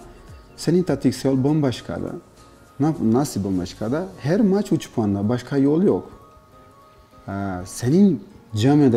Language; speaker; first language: Turkish; non-native, learner; Portuguese